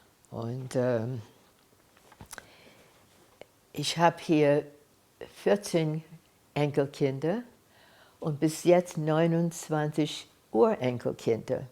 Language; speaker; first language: German; early bilingual, heritage; German